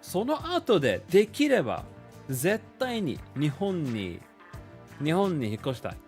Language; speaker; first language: Japanese; non-native, learner; English